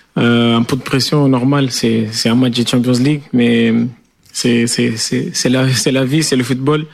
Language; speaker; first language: French; non-native, fluent; Portuguese